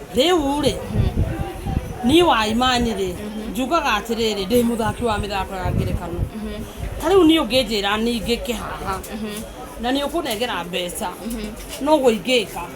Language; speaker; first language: Kikuyu; native; Kikuyu